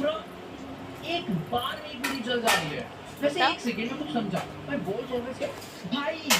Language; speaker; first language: Hindi; native; Hindi